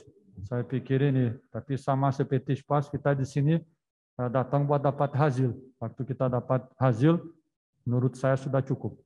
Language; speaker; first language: Indonesian; non-native, fluent; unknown